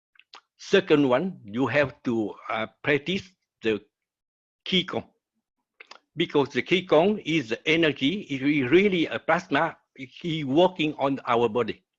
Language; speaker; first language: English; non-native, learner; Vietnamese